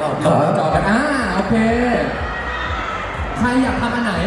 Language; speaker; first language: Thai; native; Thai